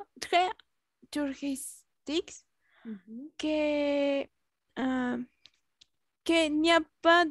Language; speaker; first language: French; non-native, learner; Spanish